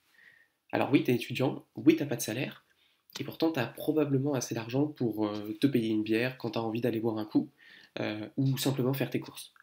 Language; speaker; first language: French; native; French